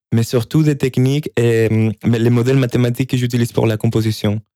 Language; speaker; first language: French; non-native, fluent; Spanish